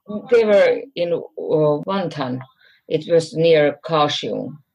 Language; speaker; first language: English; non-native, fluent; Finnish